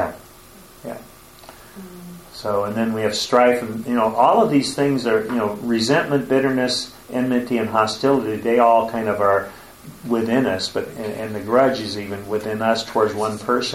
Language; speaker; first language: English; native; English